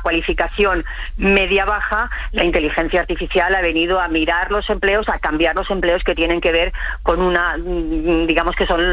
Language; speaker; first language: Spanish; native; Spanish